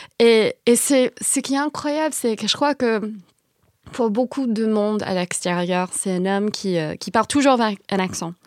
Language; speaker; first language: French; non-native, fluent; English